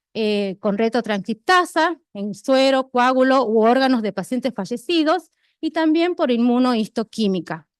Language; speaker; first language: Spanish; native; Spanish